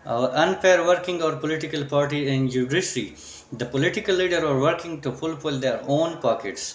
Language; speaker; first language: English; non-native, local second language; Urdu